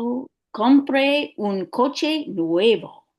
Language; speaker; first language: Spanish; non-native, learner; English